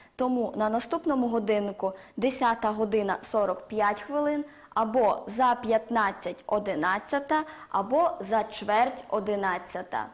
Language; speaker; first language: Ukrainian; native; Ukrainian